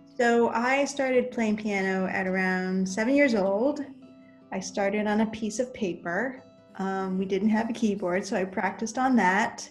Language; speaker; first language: English; native; English